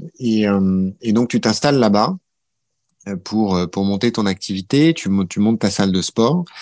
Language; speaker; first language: French; native; French